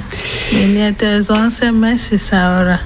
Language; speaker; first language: Spanish; non-native, learner; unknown